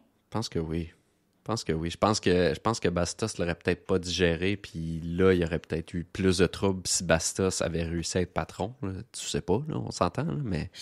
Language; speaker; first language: French; native; French